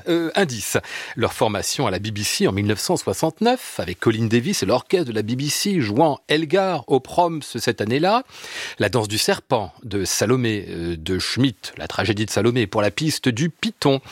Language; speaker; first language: French; native; French